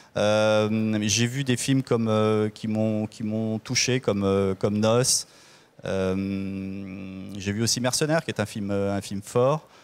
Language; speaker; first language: French; native; French